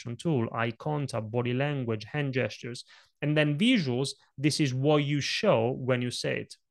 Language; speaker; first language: English; non-native, fluent; Italian